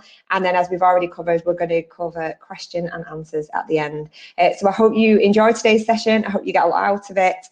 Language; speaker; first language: English; native; English